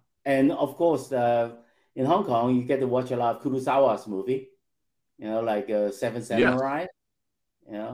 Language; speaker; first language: English; non-native, local second language; Cantonese